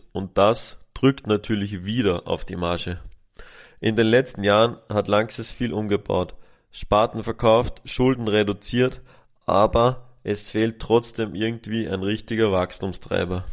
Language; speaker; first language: German; native; German